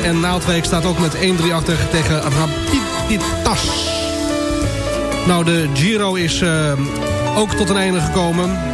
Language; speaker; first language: Dutch; native; Dutch